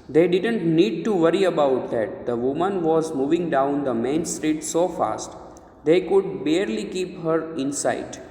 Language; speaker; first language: English; non-native, local second language; Gujarati